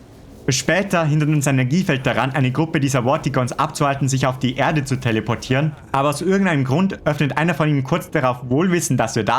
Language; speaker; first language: German; native; German